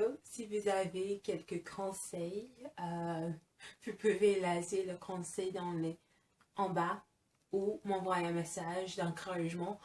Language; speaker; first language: French; non-native, fluent; English